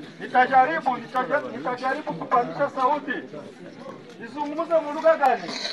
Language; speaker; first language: Swahili; non-native, local second language; Kinyarwanda